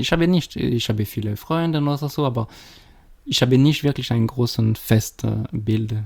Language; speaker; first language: German; non-native, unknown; French